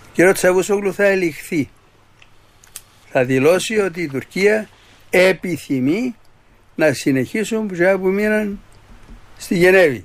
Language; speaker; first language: Greek; native; Greek